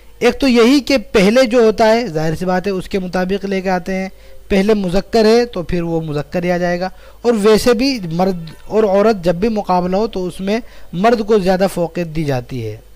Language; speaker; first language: Urdu; native; Urdu